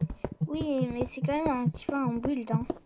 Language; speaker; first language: French; native; French